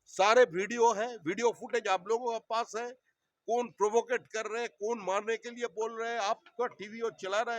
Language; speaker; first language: Hindi; non-native, local second language; Bangla